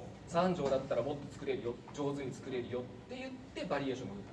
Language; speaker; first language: Japanese; native; Japanese